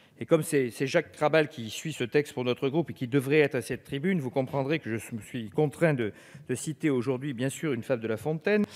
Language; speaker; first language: French; native; French